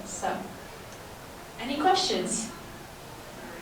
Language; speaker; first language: English; native; English